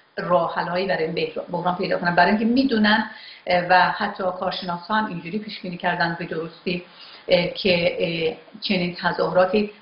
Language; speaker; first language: Persian; non-native, local second language; Azerbaijani